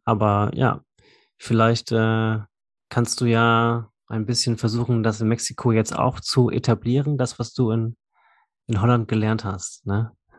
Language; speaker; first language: German; native; German